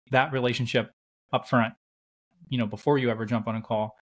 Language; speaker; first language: English; native; English